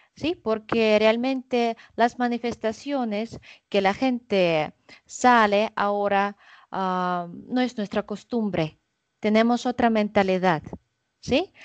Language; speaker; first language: Spanish; non-native, fluent; Russian